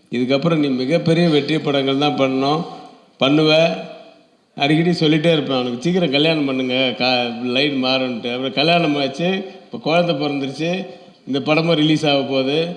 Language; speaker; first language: Tamil; native; Tamil